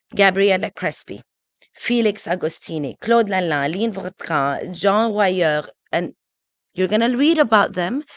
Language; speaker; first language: English; early bilingual, other home language; Arabic